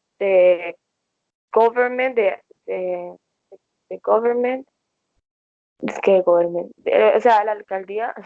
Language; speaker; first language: English; non-native, learner; Spanish